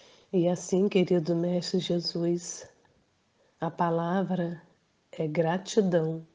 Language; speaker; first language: Portuguese; native; Portuguese